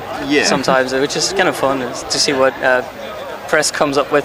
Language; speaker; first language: English; non-native, fluent; French